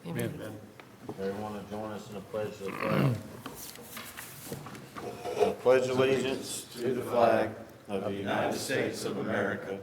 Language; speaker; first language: English; native; English